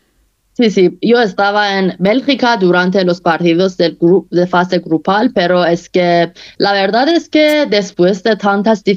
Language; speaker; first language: Spanish; non-native, fluent; Persian